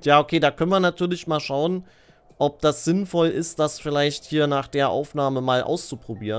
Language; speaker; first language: German; native; German